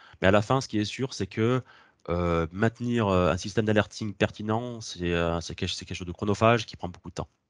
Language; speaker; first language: French; native; French